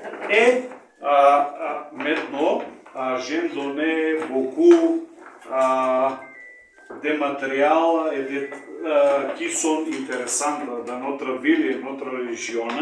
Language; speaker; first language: French; non-native, learner; Macedonian